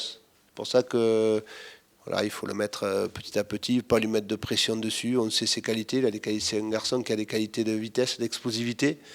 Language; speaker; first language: French; native; French